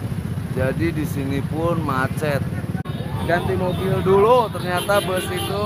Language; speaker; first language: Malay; non-native, local second language; Sundanese